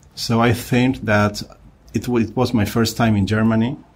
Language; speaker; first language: English; non-native, fluent; Spanish